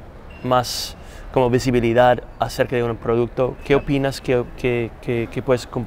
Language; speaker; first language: Spanish; non-native, fluent; English